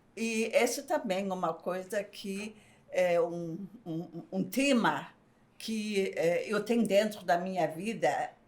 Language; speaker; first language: Portuguese; non-native, fluent; German